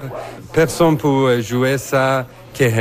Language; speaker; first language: French; non-native, learner; Persian